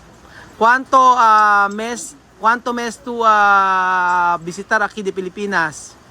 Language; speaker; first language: Spanish; non-native, learner; Filipino